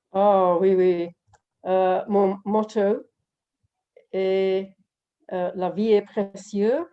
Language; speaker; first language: French; non-native, learner; English